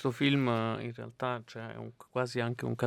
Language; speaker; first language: Italian; native; Italian